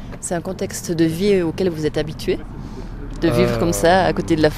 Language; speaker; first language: French; native; French